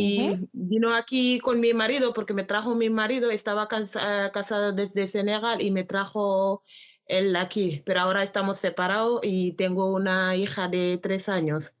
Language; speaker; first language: Spanish; non-native, learner; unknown